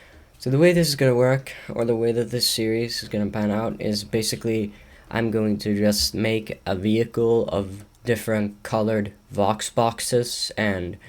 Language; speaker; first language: English; native; English